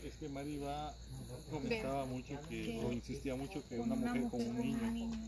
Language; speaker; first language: Spanish; native; Spanish